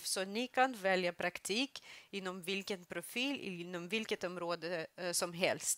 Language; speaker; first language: Swedish; non-native, fluent; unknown